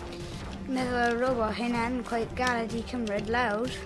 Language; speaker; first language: Welsh; non-native, local second language; English